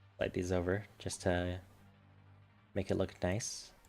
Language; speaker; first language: English; native; English